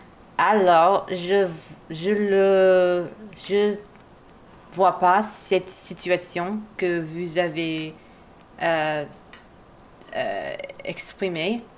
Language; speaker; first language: French; non-native, learner; English